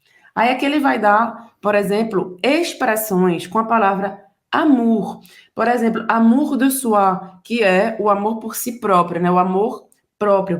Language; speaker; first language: Portuguese; native; Portuguese